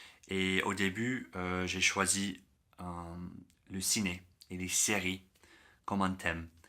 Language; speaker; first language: French; non-native, learner; English